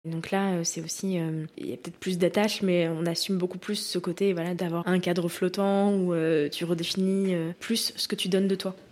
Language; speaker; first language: French; native; French